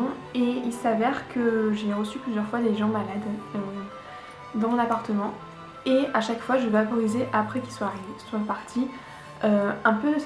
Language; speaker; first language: French; native; French